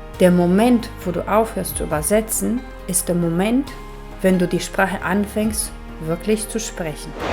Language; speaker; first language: German; non-native, fluent; Polish